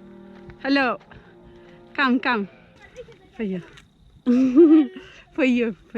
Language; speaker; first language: English; non-native, learner; Italian